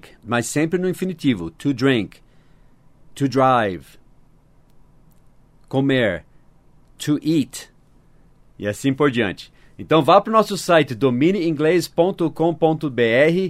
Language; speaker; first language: Portuguese; non-native, fluent; English